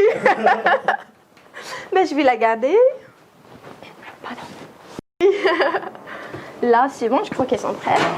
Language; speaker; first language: French; non-native, local second language; Arabic